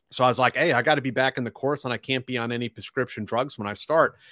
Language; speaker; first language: English; native; English